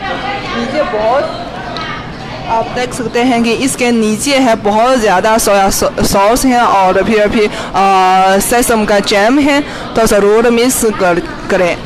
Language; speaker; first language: Hindi; non-native, fluent; Chinese